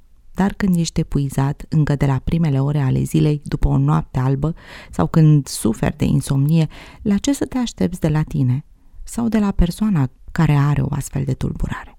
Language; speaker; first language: Romanian; native; Romanian